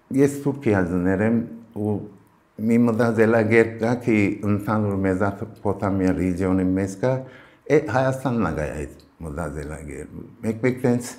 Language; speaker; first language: Armenian; early bilingual, heritage; Armenian